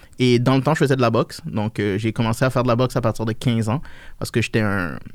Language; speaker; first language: French; early bilingual, other home language; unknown